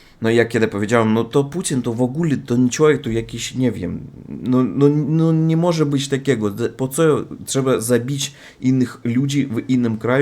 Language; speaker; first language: Polish; non-native, learner; Russian